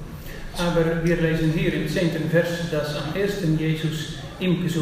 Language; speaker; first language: German; non-native, fluent; Dutch